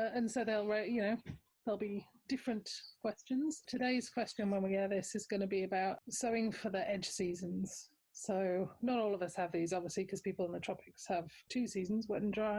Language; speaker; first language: English; native; English